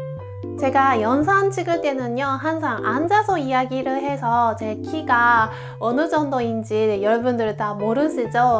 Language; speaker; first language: Korean; non-native, fluent; Japanese